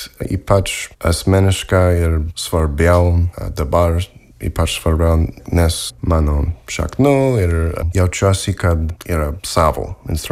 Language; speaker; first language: Lithuanian; non-native, learner; English